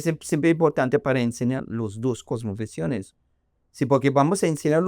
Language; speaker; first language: Spanish; non-native, learner; English